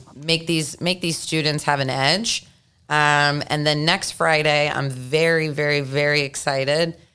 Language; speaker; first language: English; native; English